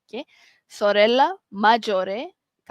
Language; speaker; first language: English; non-native, local second language; Malay